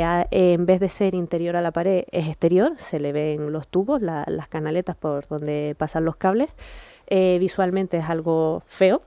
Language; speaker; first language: Spanish; native; Spanish